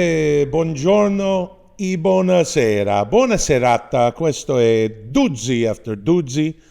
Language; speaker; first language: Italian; non-native, learner; English